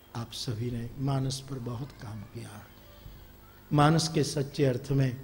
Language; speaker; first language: Hindi; non-native, local second language; Gujarati